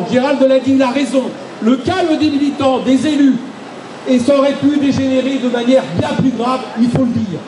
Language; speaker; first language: French; native; French